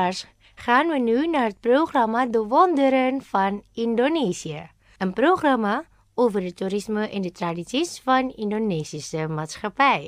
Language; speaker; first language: Dutch; non-native, local second language; Indonesian